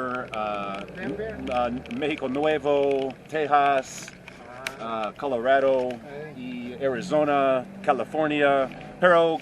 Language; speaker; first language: Spanish; non-native, learner; English